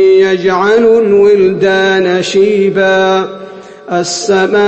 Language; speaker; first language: Arabic; native; Arabic